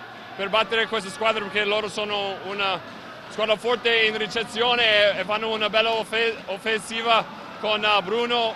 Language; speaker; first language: Italian; non-native, fluent; English